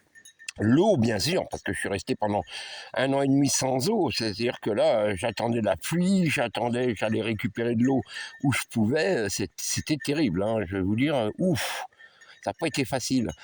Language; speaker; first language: French; native; French